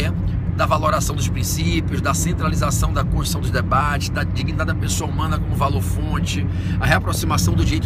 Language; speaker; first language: Portuguese; native; Portuguese